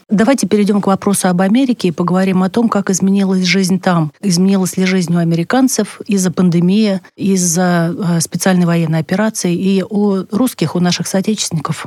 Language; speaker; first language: Russian; native; Russian